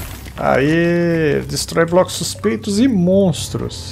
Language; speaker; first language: Portuguese; native; Portuguese